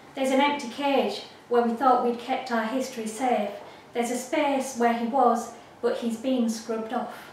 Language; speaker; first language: English; native; English